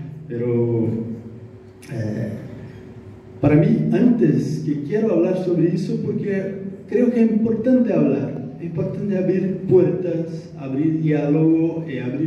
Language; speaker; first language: Spanish; non-native, learner; Portuguese